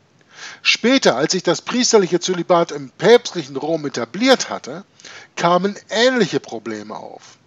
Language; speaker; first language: German; native; German